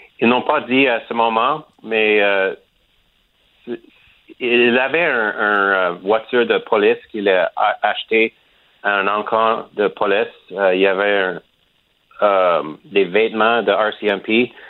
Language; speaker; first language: French; non-native, learner; English